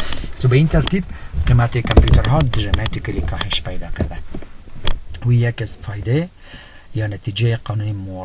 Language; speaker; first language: Persian; native; Persian